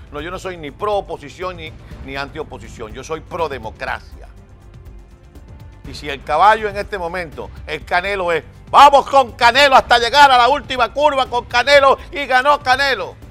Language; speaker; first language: Spanish; native; Spanish